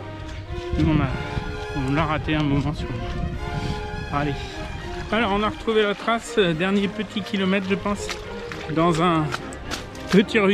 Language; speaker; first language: French; native; French